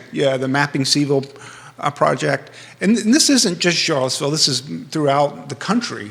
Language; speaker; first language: English; native; English